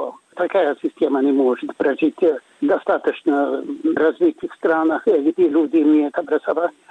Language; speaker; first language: Russian; non-native, fluent; Swedish